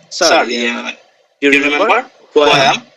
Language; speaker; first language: English; non-native, learner; Bangla